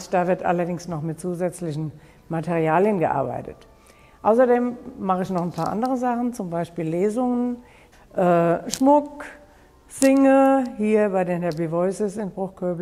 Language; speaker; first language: German; native; German